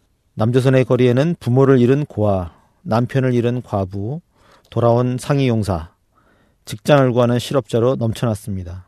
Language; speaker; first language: Korean; native; Korean